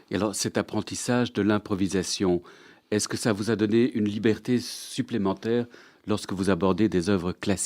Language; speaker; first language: French; native; French